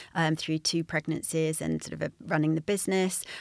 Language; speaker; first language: English; native; English